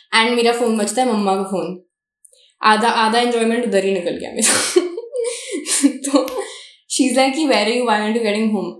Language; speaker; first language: Hindi; native; Hindi